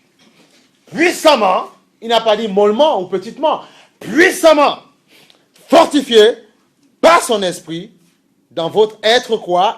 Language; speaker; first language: French; native; French